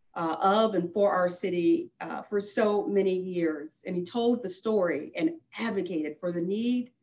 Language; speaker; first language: English; native; English